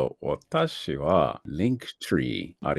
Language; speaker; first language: Japanese; non-native, learner; English